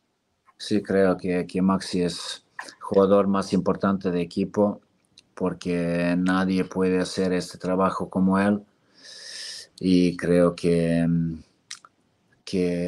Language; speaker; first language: Spanish; non-native, fluent; Serbian